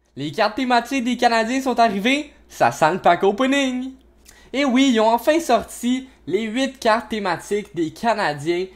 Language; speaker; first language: French; native; French